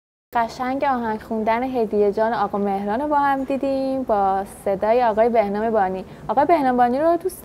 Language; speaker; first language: Persian; native; Persian